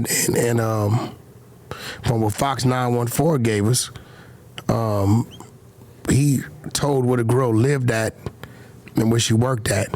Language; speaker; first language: English; native; English